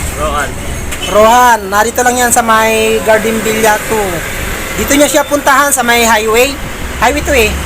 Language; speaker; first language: Filipino; native; Filipino